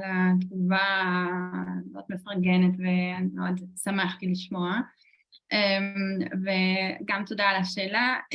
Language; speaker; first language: Hebrew; non-native, fluent; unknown